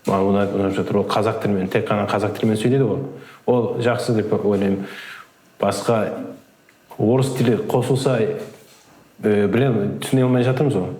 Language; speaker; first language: Kazakh; early bilingual, heritage; Kazakh